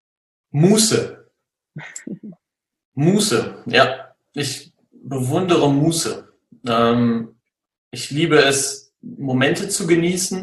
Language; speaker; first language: German; native; German